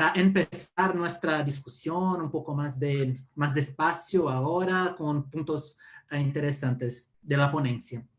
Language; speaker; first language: Spanish; non-native, fluent; Portuguese